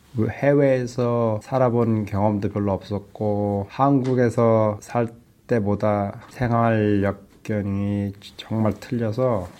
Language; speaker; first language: Korean; native; Korean